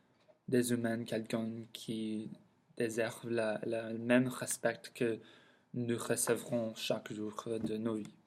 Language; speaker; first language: French; non-native, learner; English